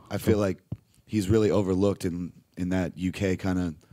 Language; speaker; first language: English; native; English